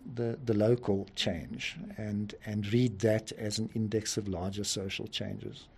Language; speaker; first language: English; native; English